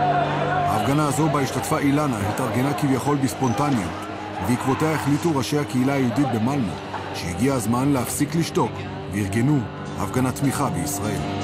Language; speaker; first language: Hebrew; native; Hebrew